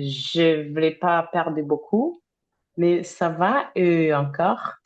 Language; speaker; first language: French; non-native, fluent; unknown